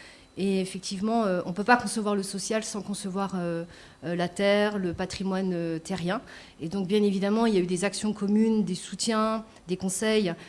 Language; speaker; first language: French; native; French